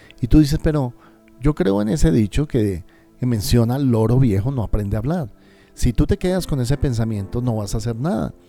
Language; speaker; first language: Spanish; native; Spanish